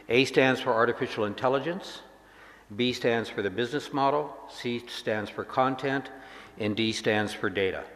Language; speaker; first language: English; native; English